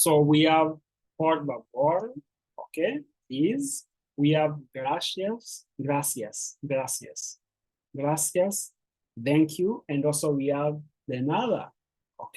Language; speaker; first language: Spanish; non-native, learner; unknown